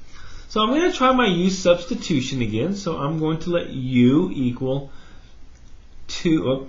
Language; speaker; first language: English; native; English